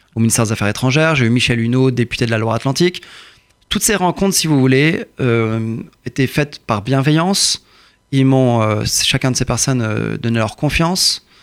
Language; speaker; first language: French; early bilingual, other home language; Persian